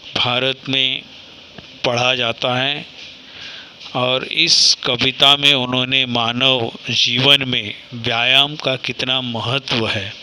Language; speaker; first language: Hindi; non-native, local second language; Marathi